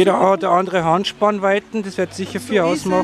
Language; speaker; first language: German; native; German